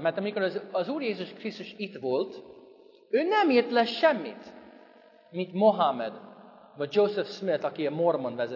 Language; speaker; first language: Hungarian; non-native, fluent; English